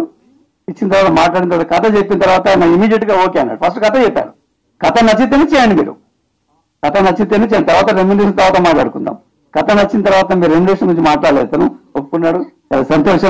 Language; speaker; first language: Telugu; native; Telugu